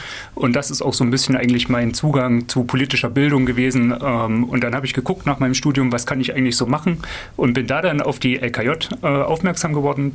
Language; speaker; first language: German; native; German